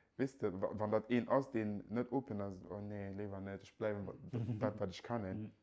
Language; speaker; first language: Luxembourgish; early bilingual, other home language; Yoruba